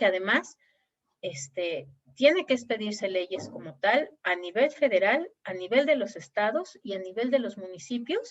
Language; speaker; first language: Spanish; native; Spanish